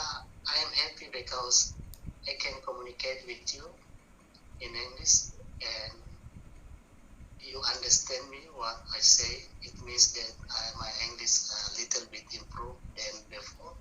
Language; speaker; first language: English; non-native, learner; Indonesian